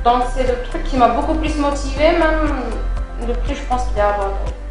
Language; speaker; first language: French; non-native, local second language; Kabyle